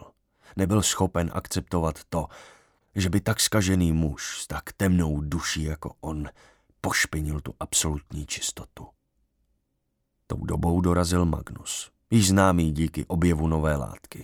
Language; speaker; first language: Czech; native; Czech